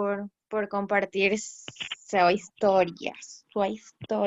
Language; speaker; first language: Portuguese; non-native, learner; Spanish